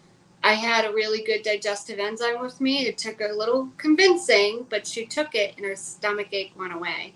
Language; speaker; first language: English; native; English